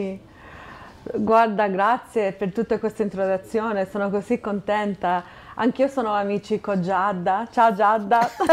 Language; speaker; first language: Italian; non-native, fluent; English